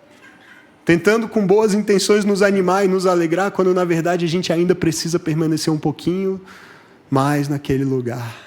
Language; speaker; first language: Portuguese; native; Portuguese